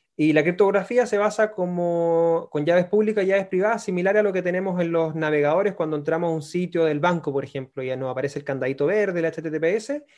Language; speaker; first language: Spanish; native; Spanish